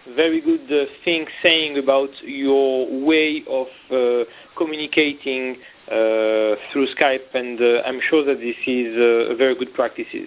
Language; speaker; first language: English; non-native, fluent; French